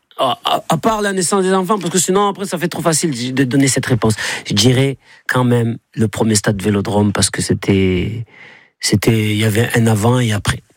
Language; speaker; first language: French; native; French